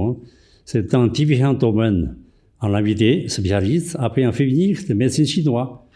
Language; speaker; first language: French; non-native, fluent; Chinese